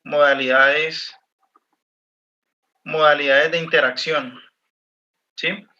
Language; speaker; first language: Spanish; native; Spanish